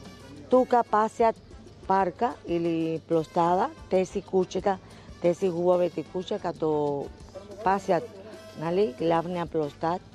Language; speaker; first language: Bulgarian; non-native, fluent; Spanish